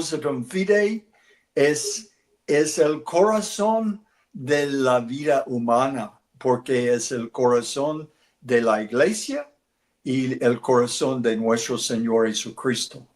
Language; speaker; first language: Spanish; non-native, learner; English